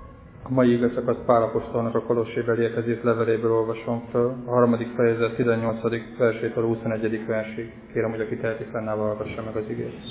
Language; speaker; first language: Hungarian; native; Hungarian